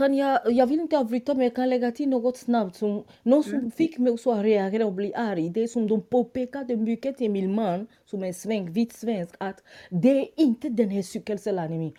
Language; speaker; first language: Swedish; non-native, fluent; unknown